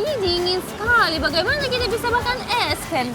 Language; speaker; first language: Indonesian; non-native, fluent; Russian